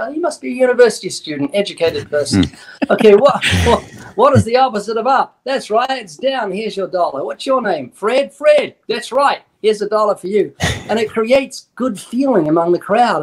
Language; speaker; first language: English; native; English